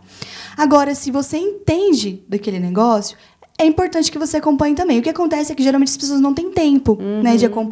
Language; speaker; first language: Portuguese; native; Portuguese